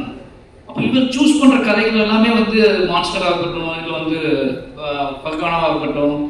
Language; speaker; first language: Tamil; native; Tamil